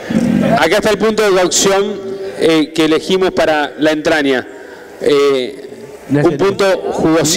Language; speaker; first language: Spanish; native; Spanish